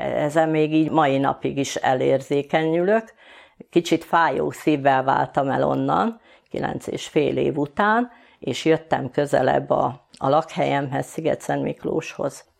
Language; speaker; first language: Hungarian; native; Hungarian